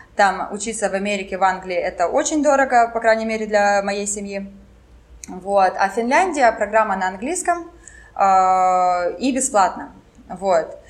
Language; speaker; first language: Russian; non-native, local second language; French